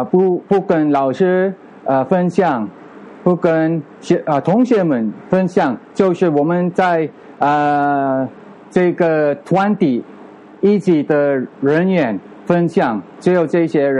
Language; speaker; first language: Chinese; non-native, fluent; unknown